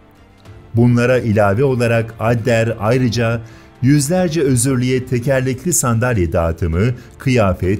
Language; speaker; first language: Turkish; native; Turkish